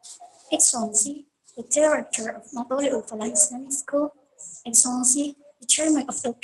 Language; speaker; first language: English; non-native, learner; Indonesian